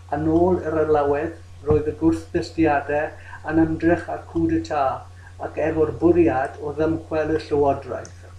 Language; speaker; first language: Welsh; non-native, local second language; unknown